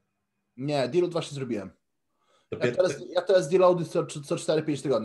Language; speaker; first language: Polish; early bilingual, heritage; Polish